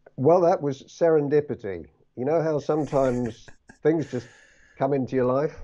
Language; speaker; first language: English; native; English